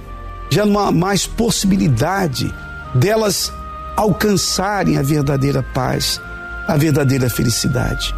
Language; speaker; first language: Portuguese; native; Portuguese